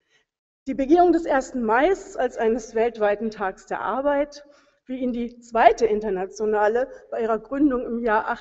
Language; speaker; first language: German; native; German